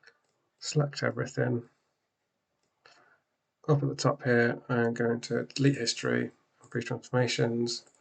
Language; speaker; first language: English; native; English